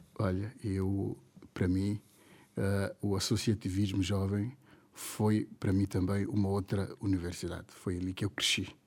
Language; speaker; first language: Portuguese; non-native, local second language; Upper Guinea Crioulo